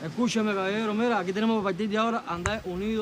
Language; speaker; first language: Spanish; native; Spanish